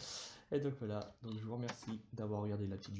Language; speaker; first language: French; native; French